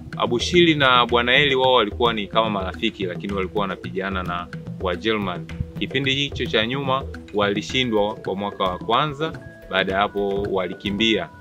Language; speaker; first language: Swahili; native; Swahili